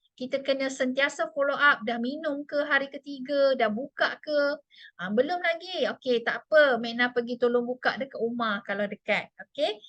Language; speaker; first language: Malay; non-native, local second language; Chinese